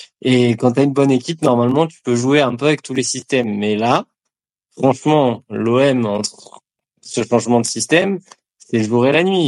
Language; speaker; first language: French; native; French